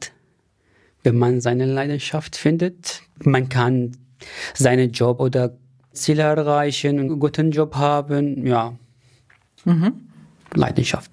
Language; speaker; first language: German; non-native, fluent; Arabic